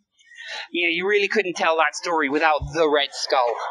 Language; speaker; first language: English; native; English